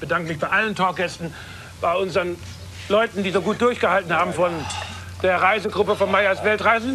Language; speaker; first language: German; native; German